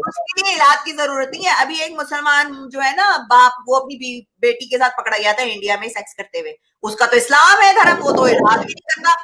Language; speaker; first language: Urdu; native; Urdu